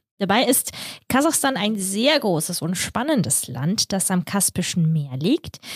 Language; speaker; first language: German; early bilingual, other home language; Russian